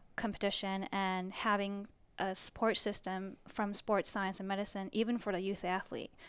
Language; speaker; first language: English; early bilingual, other home language; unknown